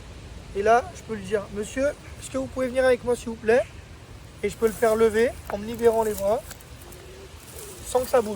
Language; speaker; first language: French; native; French